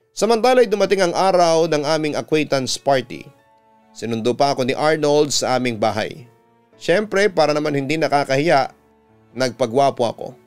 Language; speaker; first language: Filipino; native; Filipino